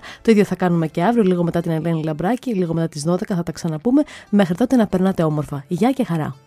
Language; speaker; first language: Greek; native; Greek